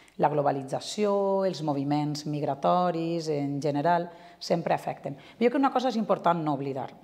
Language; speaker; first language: Catalan; native; Catalan